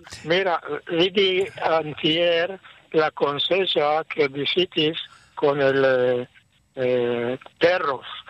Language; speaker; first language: Spanish; early bilingual, heritage; Ladino